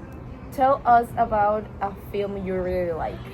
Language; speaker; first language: English; non-native, learner; Spanish